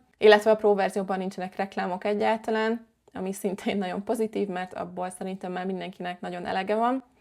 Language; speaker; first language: Hungarian; native; Hungarian